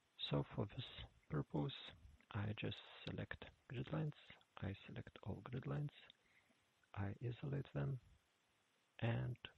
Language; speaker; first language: English; non-native, fluent; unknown